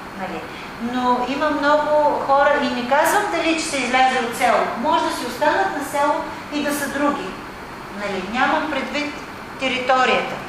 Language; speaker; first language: Bulgarian; native; Bulgarian